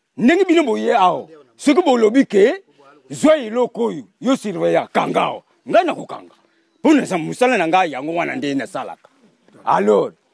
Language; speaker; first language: Lingala; non-native, local second language; Kongo